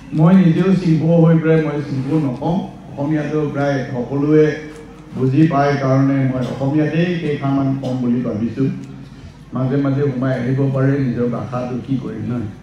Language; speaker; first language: Assamese; non-native, local second language; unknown